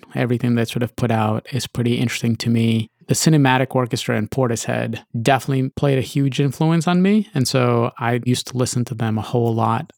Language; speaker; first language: English; early bilingual, other home language; Russian